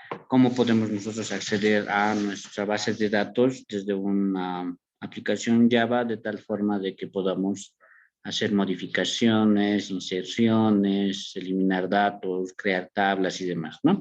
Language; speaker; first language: Spanish; native; Spanish